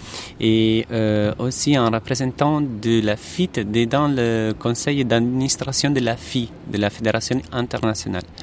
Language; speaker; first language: French; non-native, fluent; Italian